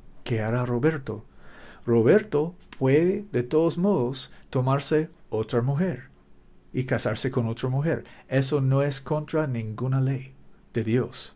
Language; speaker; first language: Spanish; non-native, learner; English